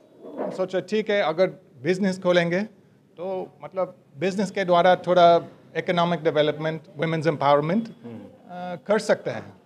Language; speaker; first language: Hindi; non-native, learner; English